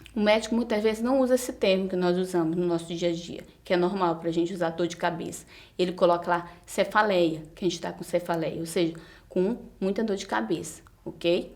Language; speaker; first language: Portuguese; native; Portuguese